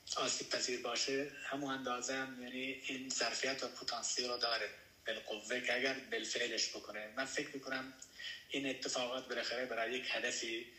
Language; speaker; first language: Persian; non-native, local second language; Baluchi